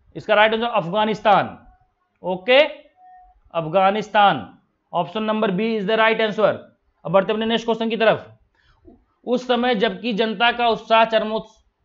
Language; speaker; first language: Hindi; native; Hindi